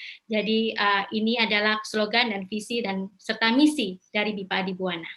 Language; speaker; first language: Indonesian; native; Indonesian